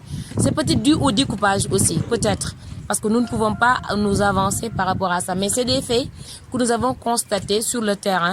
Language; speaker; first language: French; non-native, local second language; Wolof